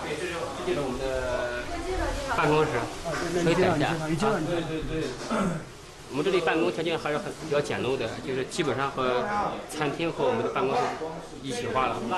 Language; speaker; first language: Chinese; native; Chinese